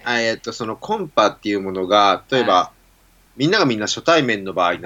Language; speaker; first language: Japanese; native; Japanese